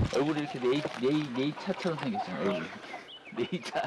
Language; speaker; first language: Korean; native; Korean